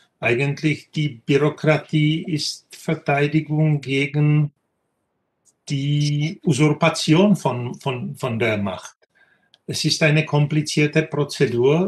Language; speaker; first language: German; non-native, fluent; Czech